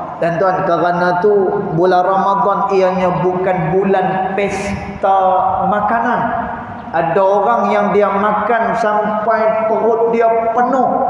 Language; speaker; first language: Malay; native; Malay